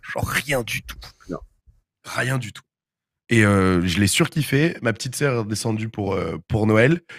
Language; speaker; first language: French; native; French